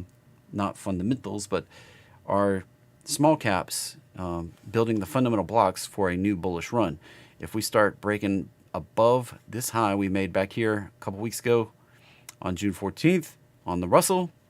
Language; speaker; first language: English; native; English